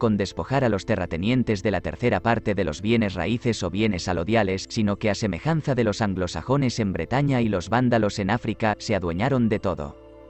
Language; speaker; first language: Spanish; native; Spanish